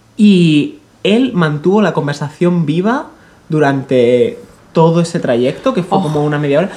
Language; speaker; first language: Spanish; native; Spanish